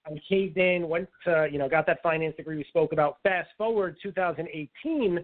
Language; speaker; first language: English; native; English